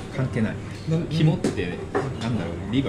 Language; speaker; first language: Japanese; native; Japanese